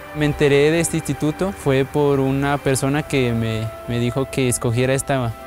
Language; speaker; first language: Spanish; native; Spanish